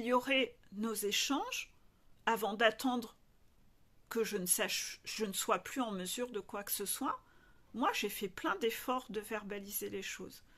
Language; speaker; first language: French; native; French